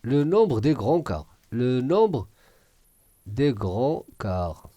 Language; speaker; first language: French; non-native, local second language; Arabic